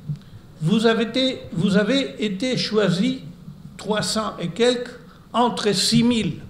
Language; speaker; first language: French; non-native, fluent; Spanish